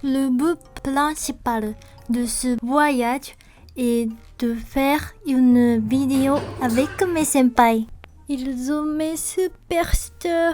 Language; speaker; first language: French; non-native, learner; Japanese